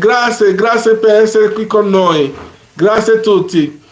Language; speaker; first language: Italian; non-native, learner; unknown